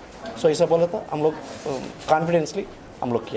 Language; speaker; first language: Hindi; non-native, learner; Kannada